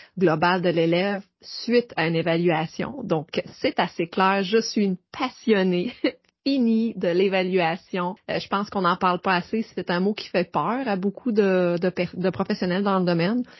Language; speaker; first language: French; native; French